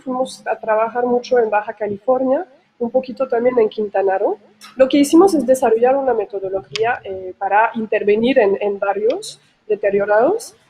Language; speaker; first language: Spanish; non-native, fluent; French